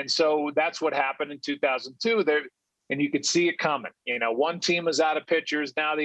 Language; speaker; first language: English; native; English